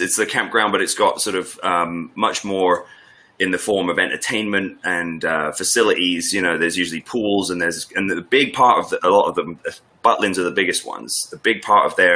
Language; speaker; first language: English; native; English